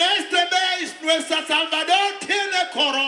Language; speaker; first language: Spanish; non-native, learner; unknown